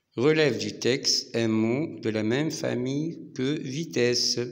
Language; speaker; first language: French; non-native, local second language; Arabic